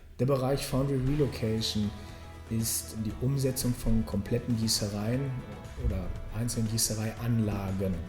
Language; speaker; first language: German; early bilingual, other home language; Serbian